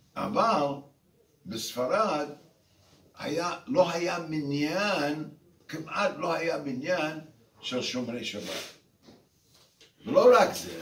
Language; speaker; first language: Hebrew; non-native, fluent; English